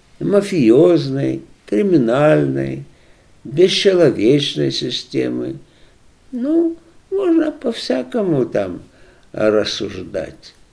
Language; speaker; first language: Russian; non-native, local second language; Lithuanian